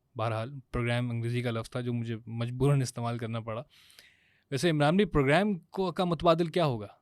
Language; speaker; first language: Urdu; native; Urdu